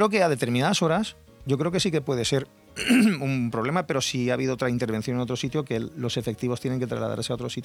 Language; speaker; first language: Spanish; native; Spanish